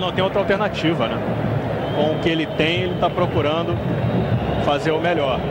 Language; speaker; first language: Portuguese; native; Portuguese